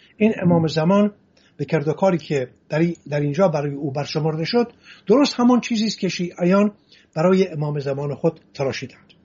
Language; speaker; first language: Persian; non-native, local second language; Assyrian Neo-Aramaic